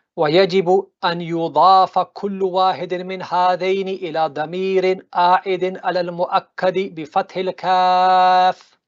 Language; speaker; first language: Arabic; non-native, fluent; English